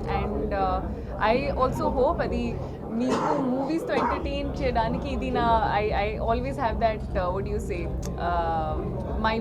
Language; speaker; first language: Telugu; non-native, learner; Haryanvi